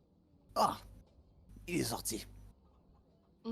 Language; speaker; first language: French; native; French